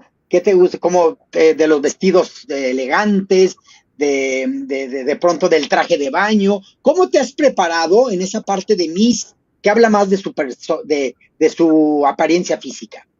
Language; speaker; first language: Spanish; native; Spanish